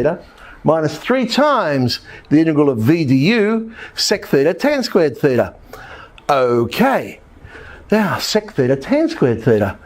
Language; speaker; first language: English; native; English